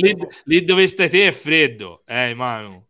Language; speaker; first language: Italian; native; Italian